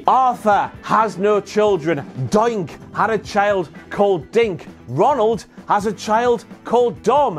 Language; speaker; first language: English; native; English